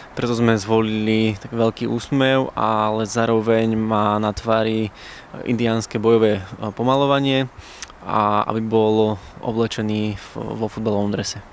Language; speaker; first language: Slovak; native; Slovak